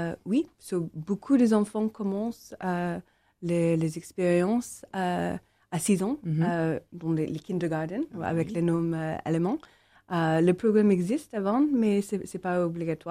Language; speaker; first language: French; non-native, learner; English